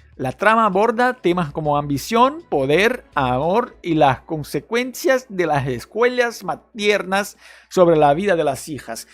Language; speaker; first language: Spanish; non-native, learner; Portuguese